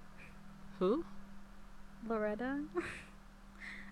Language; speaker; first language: English; native; English